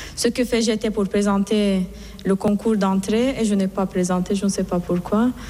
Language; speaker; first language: French; non-native, fluent; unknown